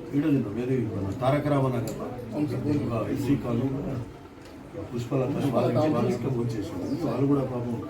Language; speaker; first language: Telugu; native; Telugu